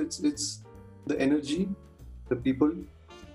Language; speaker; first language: English; non-native, local second language; Tamil